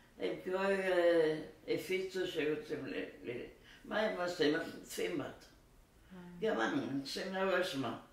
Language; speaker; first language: Hebrew; non-native, fluent; Arabic